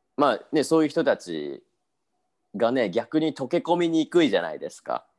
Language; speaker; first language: Japanese; native; Japanese